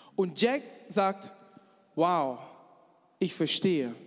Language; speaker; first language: German; non-native, fluent; Malay